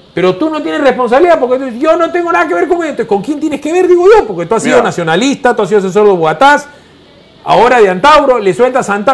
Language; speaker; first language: Spanish; native; Spanish